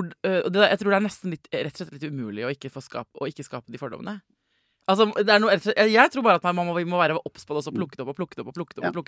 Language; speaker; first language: Norwegian; native; Norwegian